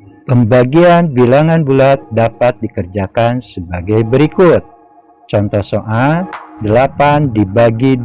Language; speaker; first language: Indonesian; native; Indonesian